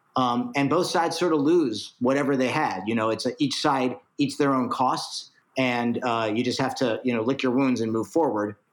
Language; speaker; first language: English; native; English